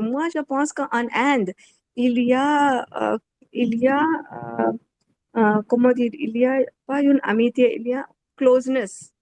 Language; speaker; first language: French; non-native, learner; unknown